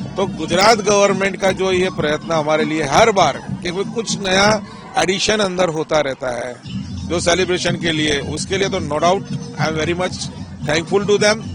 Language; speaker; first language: Hindi; non-native, local second language; Gujarati